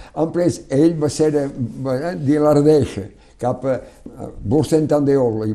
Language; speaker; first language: Catalan; non-native, local second language; French